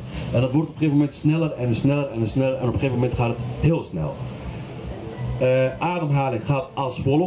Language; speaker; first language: Dutch; non-native, fluent; Arabic